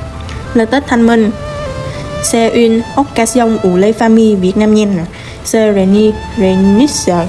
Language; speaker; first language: French; non-native, learner; Vietnamese